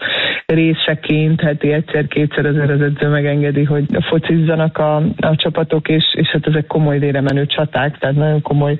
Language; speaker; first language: Hungarian; native; Hungarian